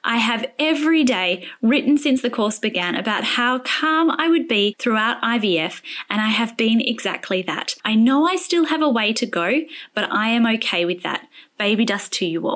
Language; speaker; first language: English; native; English